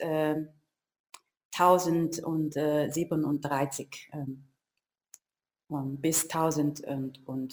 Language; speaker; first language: German; non-native, learner; Chinese